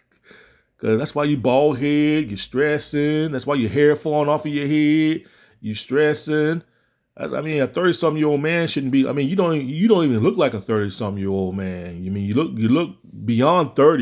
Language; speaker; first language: English; native; English